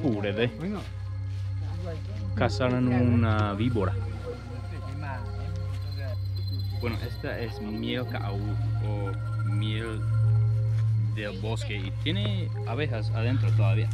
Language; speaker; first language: Spanish; non-native, fluent; English